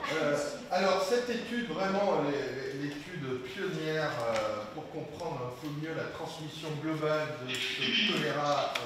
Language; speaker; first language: French; native; French